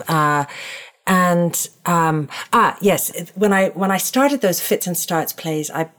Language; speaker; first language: English; native; English